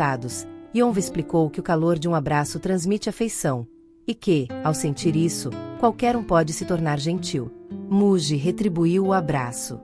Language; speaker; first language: Portuguese; native; Portuguese